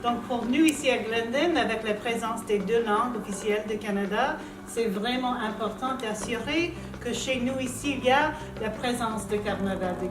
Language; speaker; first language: French; non-native, local second language; English